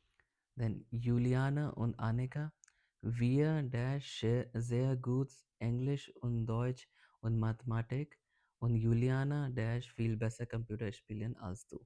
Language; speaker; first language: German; non-native, learner; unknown